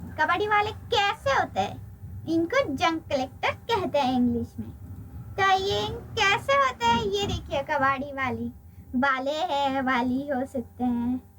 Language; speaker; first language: Hindi; non-native, local second language; Marathi